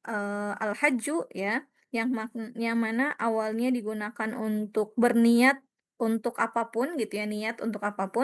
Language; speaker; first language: Indonesian; native; Indonesian